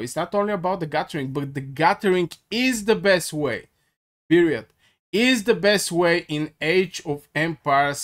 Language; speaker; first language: English; non-native, fluent; Bulgarian